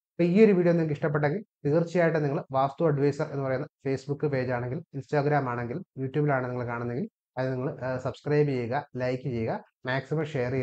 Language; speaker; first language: Malayalam; native; Malayalam